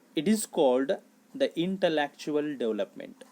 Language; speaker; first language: English; non-native, local second language; Kannada